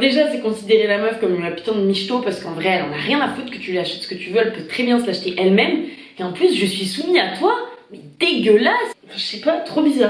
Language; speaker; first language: French; native; French